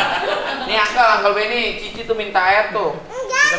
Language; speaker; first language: Indonesian; native; Indonesian